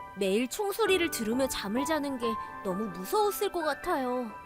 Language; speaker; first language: Korean; native; Korean